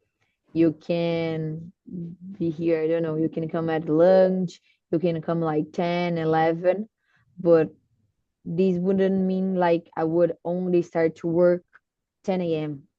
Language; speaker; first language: English; non-native, learner; Portuguese